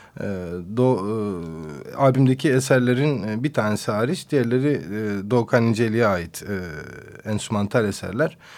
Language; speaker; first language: Turkish; non-native, local second language; Kurdish